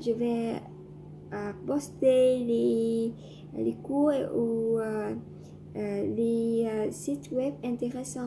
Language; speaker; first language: French; non-native, learner; Vietnamese